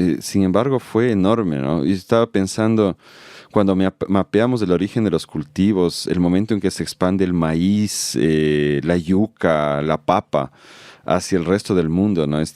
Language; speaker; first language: Spanish; native; Spanish